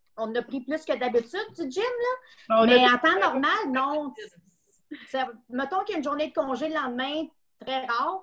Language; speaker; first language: French; native; French